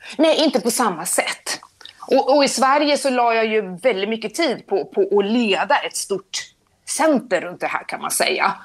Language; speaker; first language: Swedish; native; Swedish